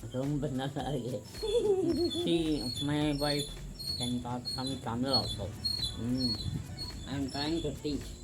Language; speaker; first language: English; non-native, local second language; Tamil